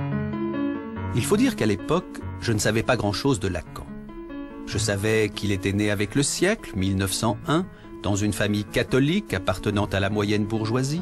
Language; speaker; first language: French; native; French